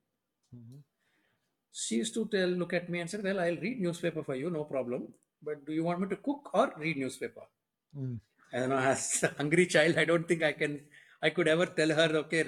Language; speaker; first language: English; non-native, local second language; Telugu